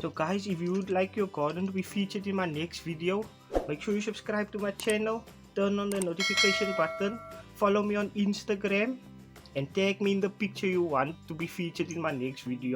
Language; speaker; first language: English; native; English